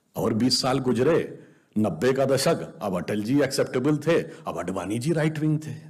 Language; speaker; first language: Hindi; native; Hindi